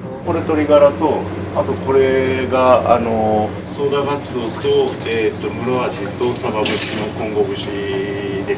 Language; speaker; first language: Japanese; native; Japanese